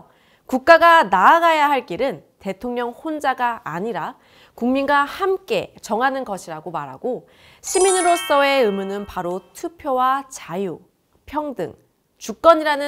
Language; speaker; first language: Korean; native; Korean